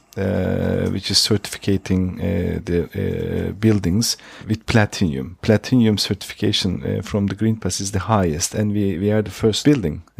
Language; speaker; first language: English; non-native, fluent; Turkish